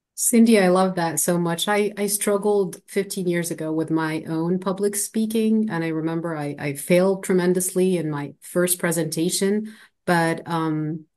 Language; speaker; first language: English; non-native, fluent; Arabic